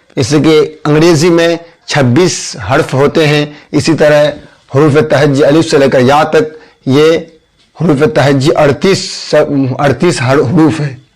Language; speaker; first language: Hindi; native; Hindi